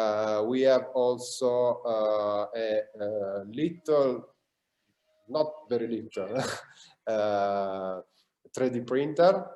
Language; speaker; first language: English; non-native, learner; Italian